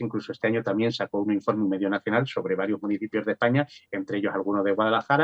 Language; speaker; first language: Spanish; native; Spanish